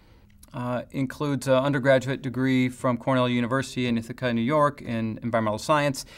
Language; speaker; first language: English; native; English